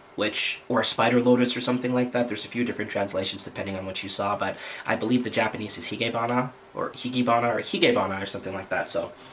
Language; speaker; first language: English; native; English